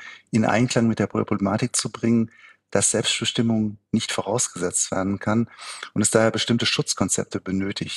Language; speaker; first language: German; native; German